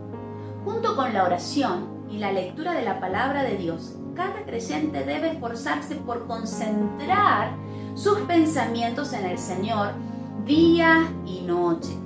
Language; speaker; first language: Spanish; native; Spanish